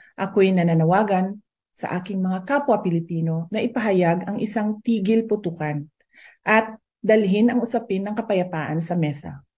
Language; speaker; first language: Filipino; native; Filipino